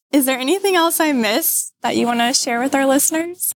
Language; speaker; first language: English; native; English